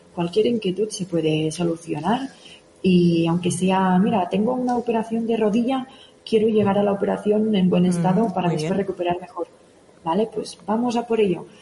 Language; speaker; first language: Spanish; native; Spanish